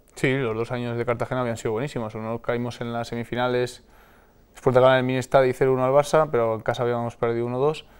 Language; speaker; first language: Spanish; native; Spanish